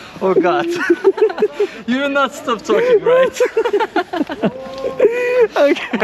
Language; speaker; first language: English; non-native, learner; Thai